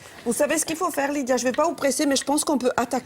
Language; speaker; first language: French; native; French